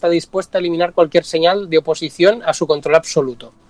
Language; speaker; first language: Spanish; non-native, local second language; Catalan